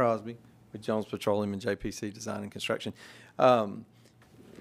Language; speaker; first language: English; native; English